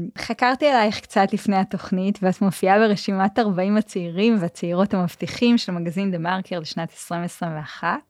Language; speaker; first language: Hebrew; native; Hebrew